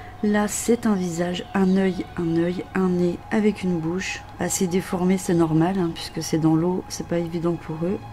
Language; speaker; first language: French; native; French